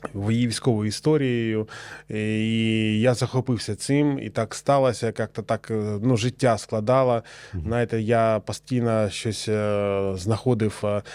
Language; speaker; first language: Ukrainian; non-native, local second language; Russian